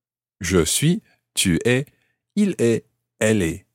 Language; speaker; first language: French; non-native, fluent; English